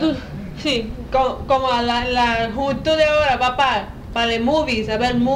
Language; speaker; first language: Spanish; early bilingual, heritage; Spanish